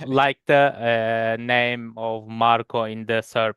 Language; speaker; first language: English; non-native, learner; Turkish